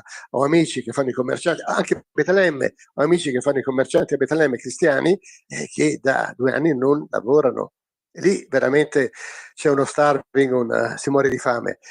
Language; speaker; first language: Italian; native; Italian